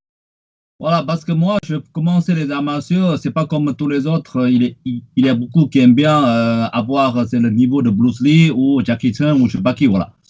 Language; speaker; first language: French; non-native, fluent; Chinese